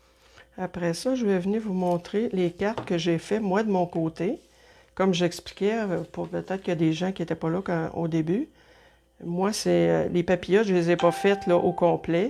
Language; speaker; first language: French; native; French